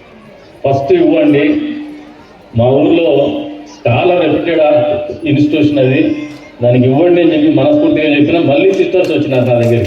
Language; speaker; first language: Telugu; native; Telugu